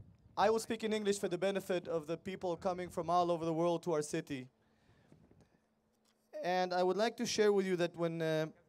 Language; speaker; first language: English; non-native, fluent; Hebrew